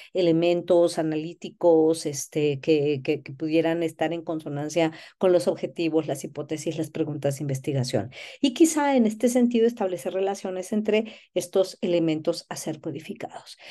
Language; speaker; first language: Spanish; native; Spanish